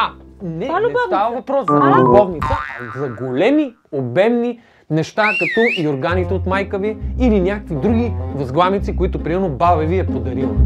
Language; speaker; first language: Bulgarian; native; Bulgarian